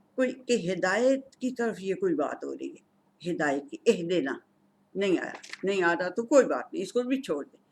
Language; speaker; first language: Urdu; non-native, local second language; Punjabi